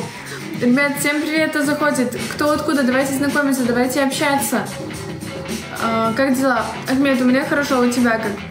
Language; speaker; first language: Russian; native; Russian